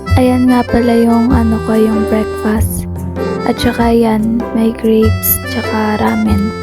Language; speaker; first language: Filipino; native; Filipino